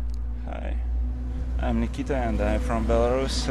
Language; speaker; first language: English; non-native, learner; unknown